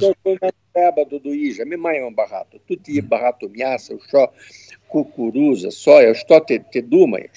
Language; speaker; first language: Ukrainian; early bilingual, heritage; Ukrainian